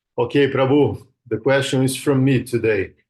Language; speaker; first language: English; non-native, fluent; Portuguese